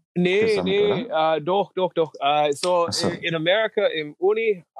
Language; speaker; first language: German; non-native, fluent; English